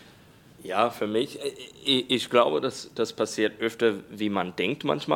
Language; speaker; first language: German; non-native, learner; English